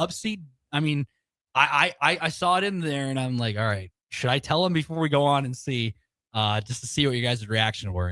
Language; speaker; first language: English; native; English